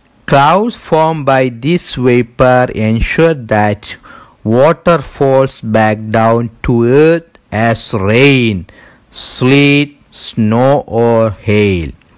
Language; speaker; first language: English; non-native, local second language; Malayalam